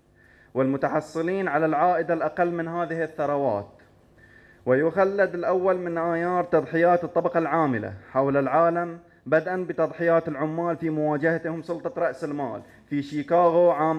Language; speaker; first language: Arabic; native; Arabic